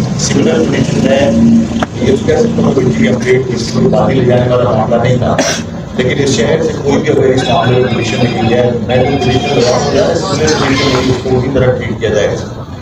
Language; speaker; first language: Urdu; native; Urdu